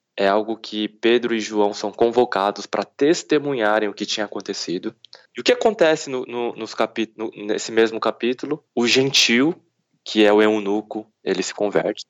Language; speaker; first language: Portuguese; early bilingual, other home language; Korean